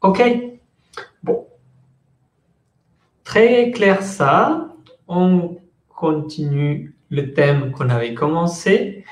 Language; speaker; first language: French; non-native, fluent; Spanish